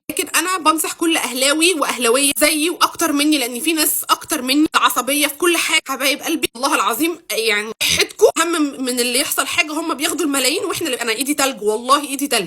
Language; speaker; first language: Arabic; native; Arabic